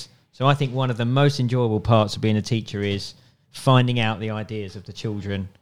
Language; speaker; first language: English; native; English